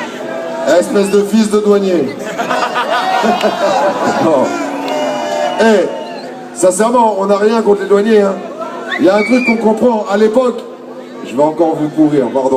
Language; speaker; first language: French; native; French